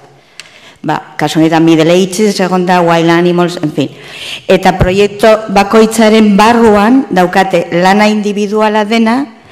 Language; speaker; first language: Basque; native; Basque